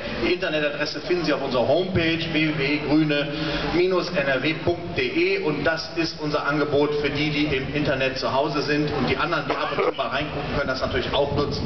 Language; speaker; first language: German; native; German